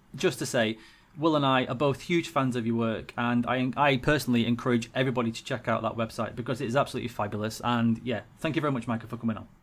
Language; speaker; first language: English; native; English